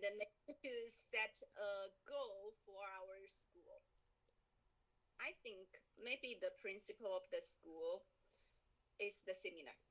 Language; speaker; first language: English; non-native, learner; Chinese